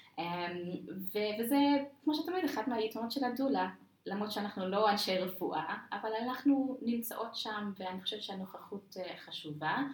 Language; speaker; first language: Hebrew; non-native, fluent; English